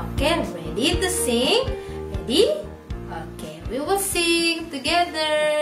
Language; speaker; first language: English; non-native, fluent; Indonesian